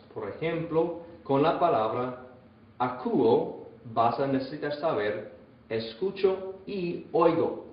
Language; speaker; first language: Spanish; non-native, fluent; English